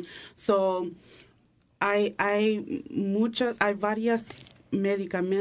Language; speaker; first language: Spanish; early bilingual, heritage; English